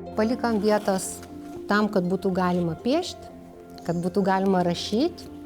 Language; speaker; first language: Lithuanian; native; Lithuanian